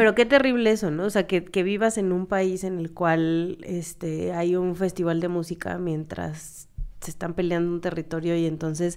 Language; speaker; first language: Spanish; native; Spanish